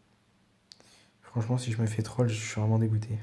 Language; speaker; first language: French; native; French